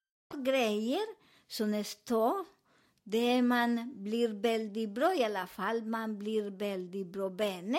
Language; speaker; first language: Swedish; non-native, learner; Spanish